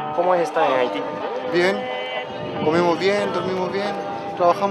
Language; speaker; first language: Spanish; native; Spanish